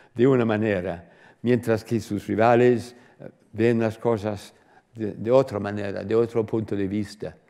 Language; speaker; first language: Spanish; non-native, fluent; English